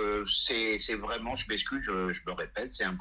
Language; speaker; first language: French; native; French